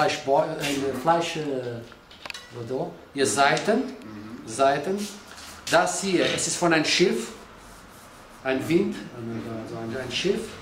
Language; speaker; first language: German; non-native, learner; Portuguese